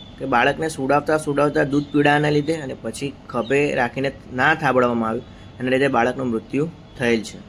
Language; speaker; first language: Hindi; non-native, local second language; Gujarati